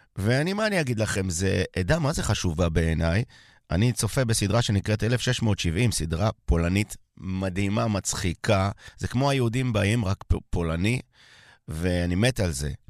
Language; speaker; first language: Hebrew; native; Hebrew